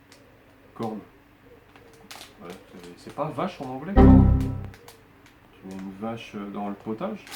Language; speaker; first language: French; native; French